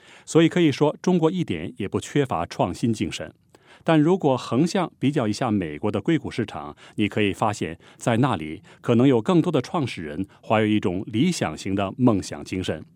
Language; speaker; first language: Chinese; native; Chinese